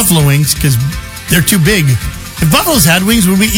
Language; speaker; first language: English; native; English